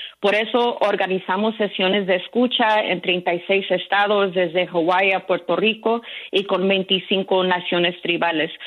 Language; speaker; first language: Spanish; early bilingual, heritage; Spanish